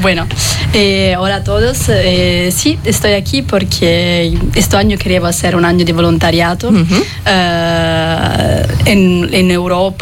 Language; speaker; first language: Spanish; non-native, fluent; Italian